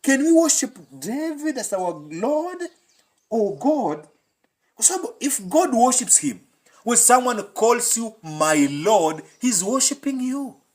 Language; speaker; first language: English; non-native, local second language; Swahili